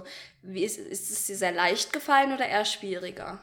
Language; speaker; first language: German; native; German